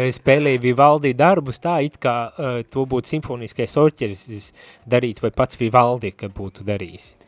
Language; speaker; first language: Latvian; native; Latvian